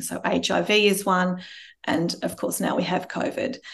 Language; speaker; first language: English; native; English